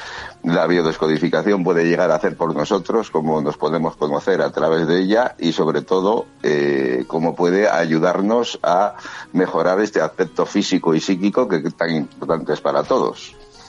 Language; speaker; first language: Spanish; native; Spanish